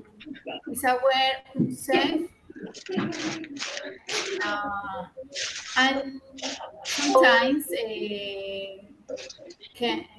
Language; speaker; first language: English; non-native, learner; Spanish